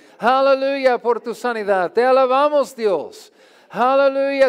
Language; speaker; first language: Spanish; non-native, learner; English